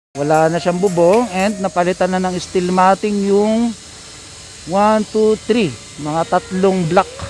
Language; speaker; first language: Filipino; native; Filipino